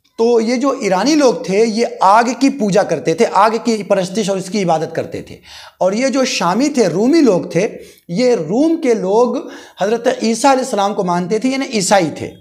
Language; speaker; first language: Urdu; native; Urdu